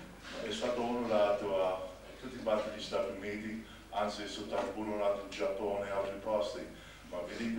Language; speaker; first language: Italian; non-native, local second language; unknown